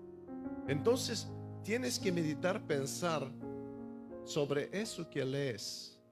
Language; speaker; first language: Spanish; non-native, fluent; Bulgarian